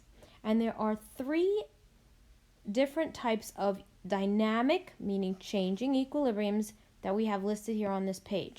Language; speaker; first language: English; native; English